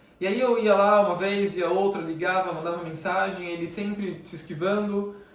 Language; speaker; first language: Portuguese; native; Portuguese